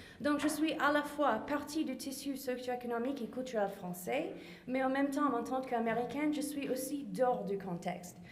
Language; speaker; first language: French; non-native, fluent; English